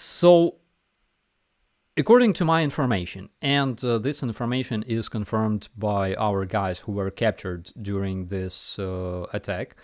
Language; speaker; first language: English; non-native, fluent; Ukrainian